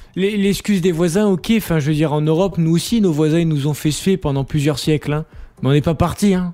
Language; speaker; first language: French; native; French